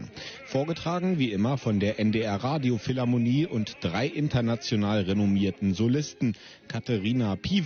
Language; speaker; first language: German; native; German